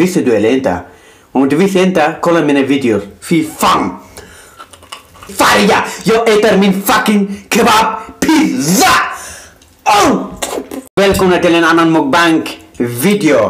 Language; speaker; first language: Swedish; non-native, learner; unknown